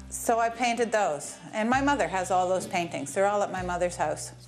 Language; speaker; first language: English; native; English